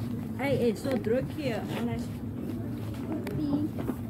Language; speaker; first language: Dutch; non-native, learner; Indonesian